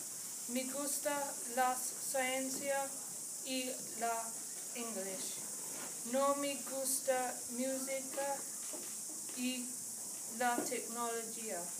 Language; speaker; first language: Spanish; non-native, learner; English